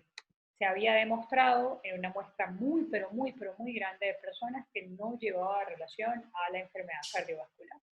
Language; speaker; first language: Spanish; native; Spanish